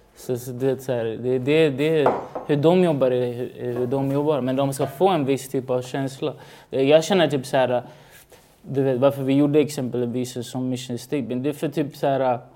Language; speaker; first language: Swedish; early bilingual, other home language; Spanish